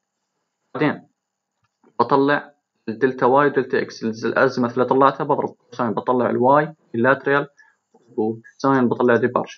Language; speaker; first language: Arabic; native; Arabic